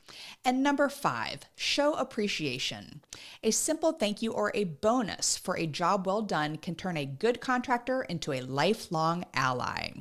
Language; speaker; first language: English; native; English